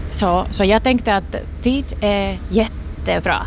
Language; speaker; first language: Swedish; non-native, local second language; Finnish